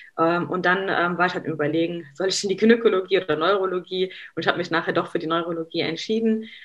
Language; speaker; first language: German; early bilingual, other home language; Arabic